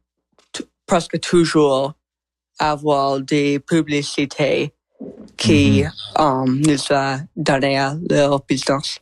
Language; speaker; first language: French; non-native, learner; English